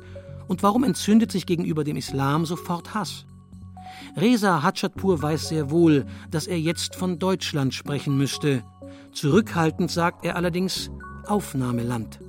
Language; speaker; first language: German; native; German